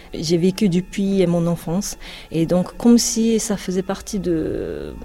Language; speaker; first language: French; non-native, fluent; Japanese